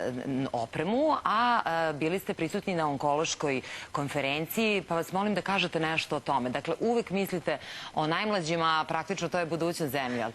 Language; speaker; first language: Serbian; native; Serbian